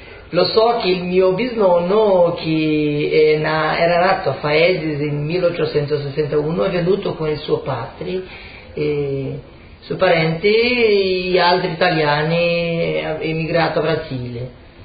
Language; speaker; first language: Italian; non-native, fluent; Portuguese